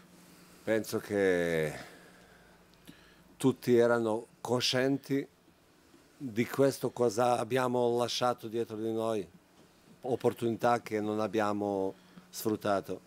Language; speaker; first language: Italian; non-native, fluent; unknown